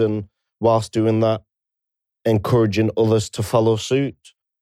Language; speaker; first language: English; native; English